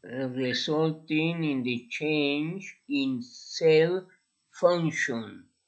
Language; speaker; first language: English; non-native, fluent; Spanish